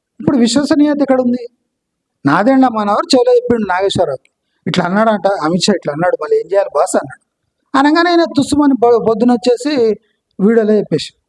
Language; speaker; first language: Telugu; non-native, local second language; Kannada